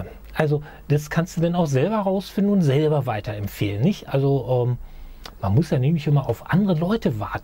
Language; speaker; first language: German; native; German